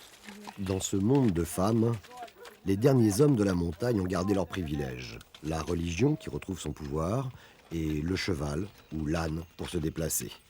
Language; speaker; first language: French; native; French